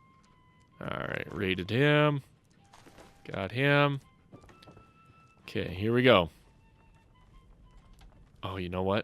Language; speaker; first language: English; native; English